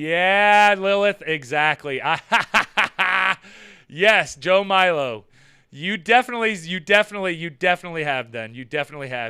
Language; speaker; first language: English; native; English